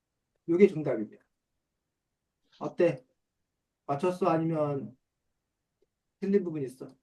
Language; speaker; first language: Korean; native; Korean